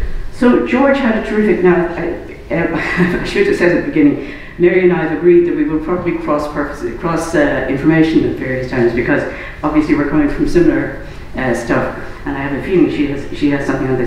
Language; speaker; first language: English; native; English